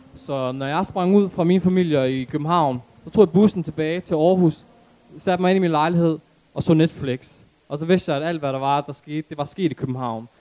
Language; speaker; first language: Danish; early bilingual, other home language; Arabic